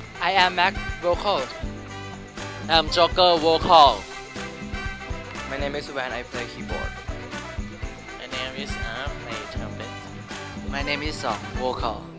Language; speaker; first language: English; non-native, learner; Thai